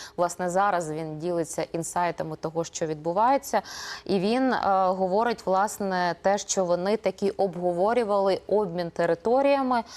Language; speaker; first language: Ukrainian; native; Ukrainian